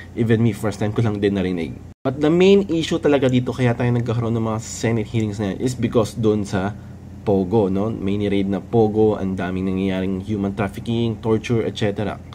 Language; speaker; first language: Filipino; native; Filipino